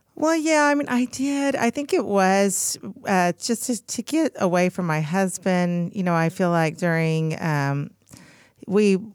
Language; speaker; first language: English; native; English